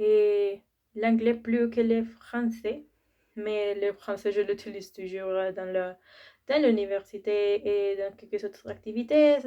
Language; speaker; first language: French; non-native, learner; Spanish